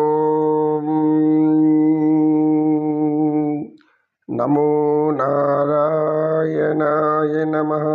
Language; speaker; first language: Telugu; native; Telugu